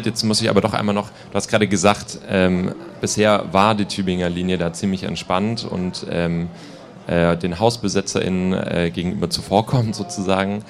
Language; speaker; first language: German; native; German